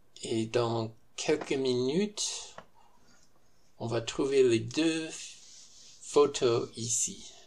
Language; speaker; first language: French; non-native, fluent; English